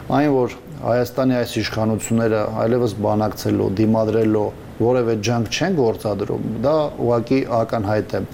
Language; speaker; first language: Armenian; native; Armenian